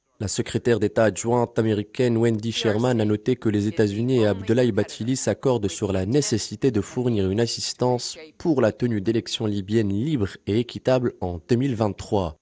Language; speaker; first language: French; non-native, local second language; Arabic